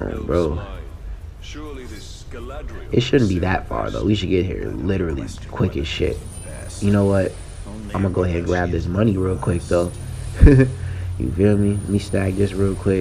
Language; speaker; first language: English; native; English